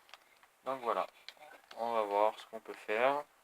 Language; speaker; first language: French; native; French